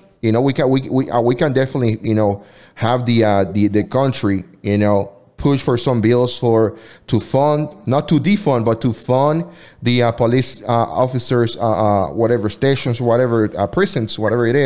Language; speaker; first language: English; non-native, fluent; Spanish